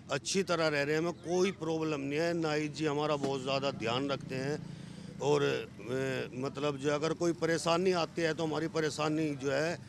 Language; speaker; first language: Hindi; native; Hindi